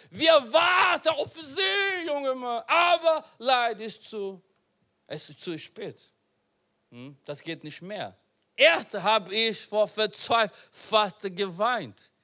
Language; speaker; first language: German; non-native, learner; Portuguese